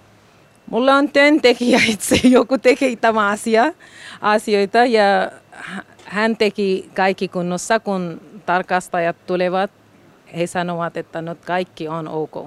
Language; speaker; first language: Finnish; non-native, learner; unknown